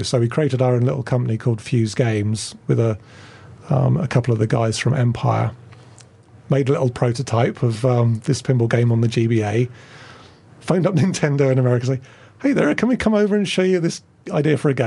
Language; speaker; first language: English; native; English